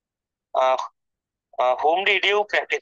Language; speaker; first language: English; non-native, learner; Bangla